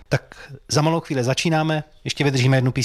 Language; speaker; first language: Czech; native; Czech